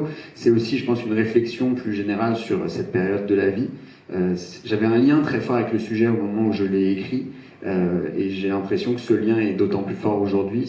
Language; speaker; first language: French; native; French